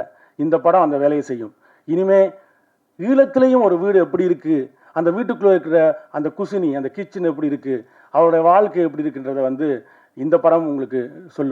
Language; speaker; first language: Tamil; native; Tamil